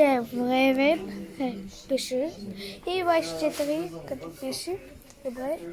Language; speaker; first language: Bulgarian; early bilingual, heritage; Bulgarian